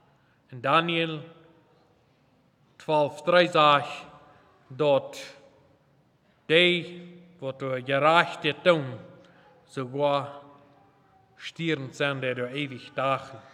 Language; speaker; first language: German; non-native, local second language; Plautdietsch